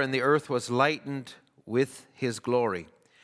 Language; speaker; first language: English; native; English